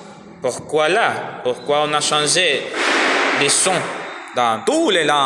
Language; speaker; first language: French; non-native, learner; Spanish